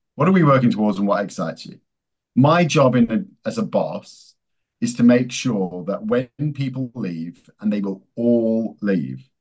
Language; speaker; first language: English; native; English